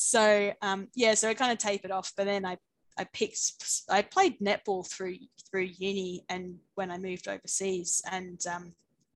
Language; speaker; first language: English; native; English